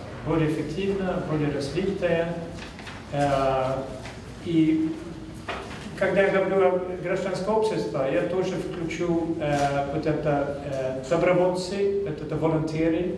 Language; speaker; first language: Russian; non-native, fluent; Swedish